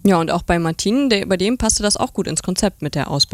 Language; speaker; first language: German; native; German